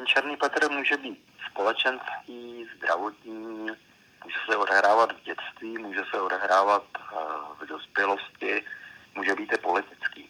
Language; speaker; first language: Czech; native; Czech